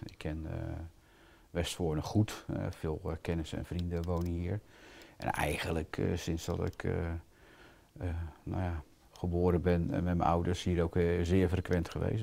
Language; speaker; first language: Dutch; native; Dutch